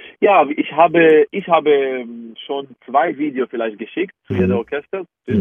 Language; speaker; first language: German; non-native, fluent; Hebrew